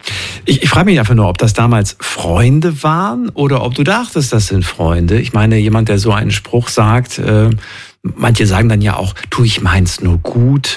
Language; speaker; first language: German; native; German